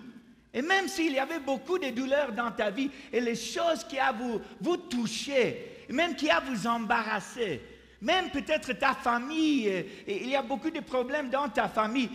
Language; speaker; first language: French; non-native, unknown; English